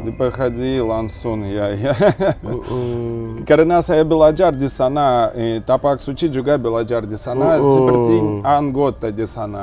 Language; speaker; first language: Indonesian; non-native, learner; Russian